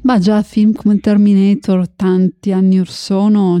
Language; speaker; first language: Italian; native; Italian